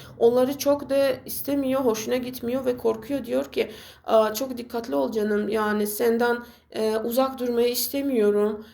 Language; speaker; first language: Turkish; non-native, fluent; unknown